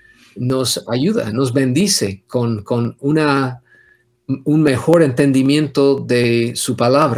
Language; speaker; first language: Spanish; non-native, fluent; English